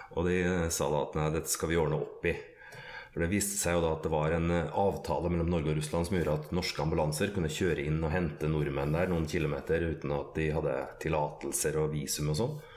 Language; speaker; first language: Norwegian; native; Norwegian